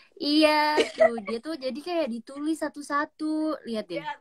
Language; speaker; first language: Indonesian; native; Indonesian